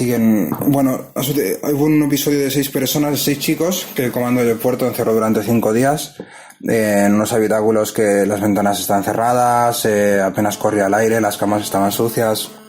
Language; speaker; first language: Spanish; native; Spanish